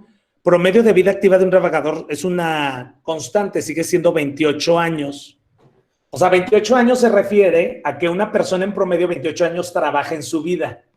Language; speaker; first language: Spanish; native; Spanish